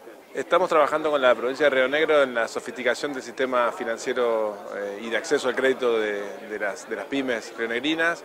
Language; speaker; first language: Spanish; native; Spanish